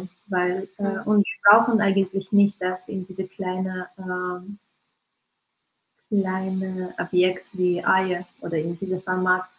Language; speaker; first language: German; non-native, learner; Russian